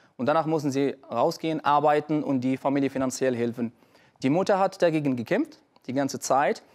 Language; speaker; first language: German; non-native, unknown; Arabic